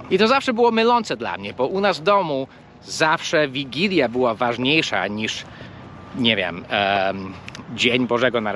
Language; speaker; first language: Polish; early bilingual, heritage; English